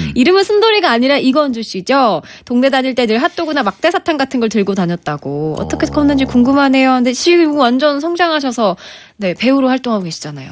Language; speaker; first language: Korean; native; Korean